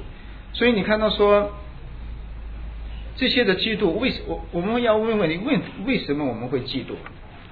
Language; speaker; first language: Chinese; native; Chinese